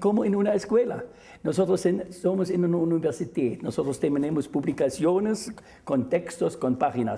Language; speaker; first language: Spanish; non-native, fluent; German